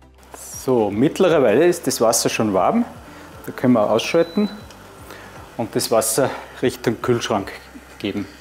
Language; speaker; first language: German; native; German